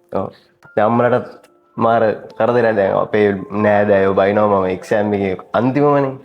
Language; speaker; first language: Sinhala; native; Sinhala